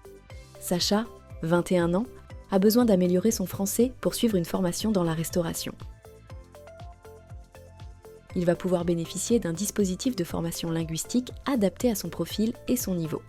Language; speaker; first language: French; native; French